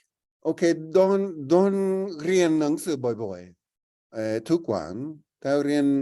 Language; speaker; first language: Thai; non-native, learner; English